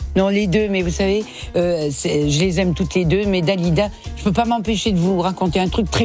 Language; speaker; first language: French; native; French